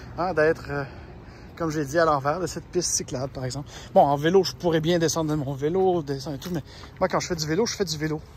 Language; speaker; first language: French; native; French